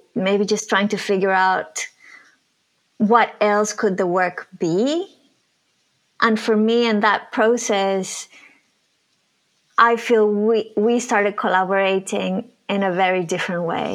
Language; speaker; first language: English; non-native, fluent; Spanish